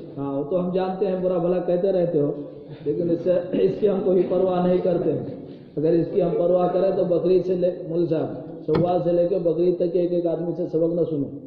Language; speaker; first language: Urdu; native; Urdu